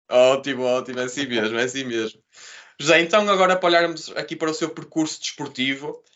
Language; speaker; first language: Portuguese; native; Portuguese